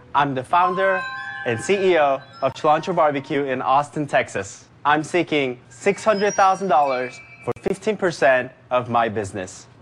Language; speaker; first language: English; early bilingual, other home language; Korean